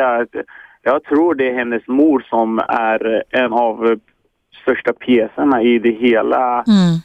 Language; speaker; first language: Swedish; early bilingual, other home language; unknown